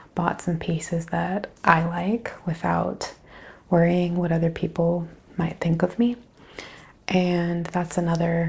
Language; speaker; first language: English; native; English